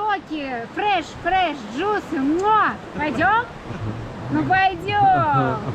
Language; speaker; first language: Russian; native; Russian